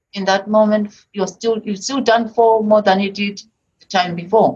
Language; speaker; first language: English; native; English